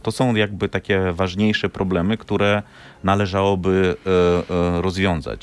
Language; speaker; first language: Polish; non-native, fluent; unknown